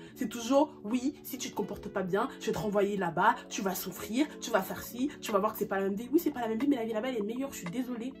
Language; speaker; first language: French; early bilingual, other home language; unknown